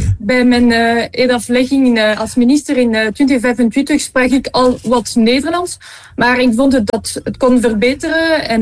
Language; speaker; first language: Dutch; non-native, local second language; French